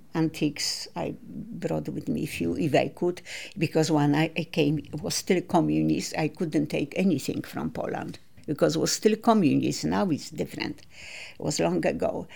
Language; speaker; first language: English; non-native, learner; Polish